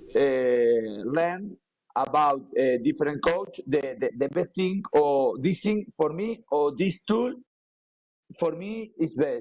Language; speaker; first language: English; non-native, learner; Spanish